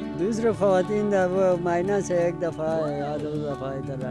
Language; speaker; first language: Hindi; non-native, local second language; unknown